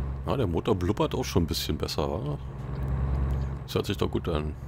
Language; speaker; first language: German; native; German